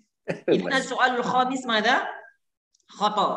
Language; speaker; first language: Arabic; non-native, fluent; Indonesian